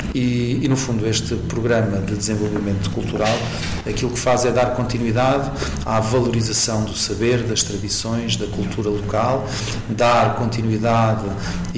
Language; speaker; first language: Portuguese; native; Portuguese